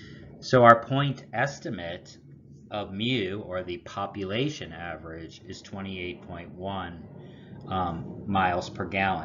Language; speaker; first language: English; native; English